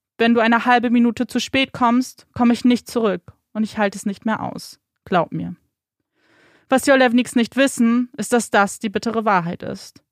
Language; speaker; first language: German; native; German